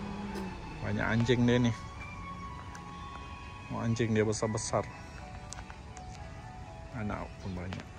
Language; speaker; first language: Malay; non-native, local second language; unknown